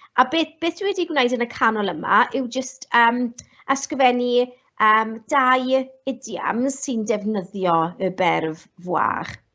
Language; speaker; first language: Welsh; non-native, local second language; English